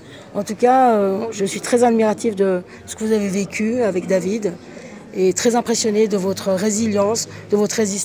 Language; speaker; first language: French; native; French